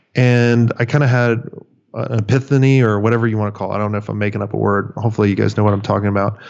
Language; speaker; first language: English; native; English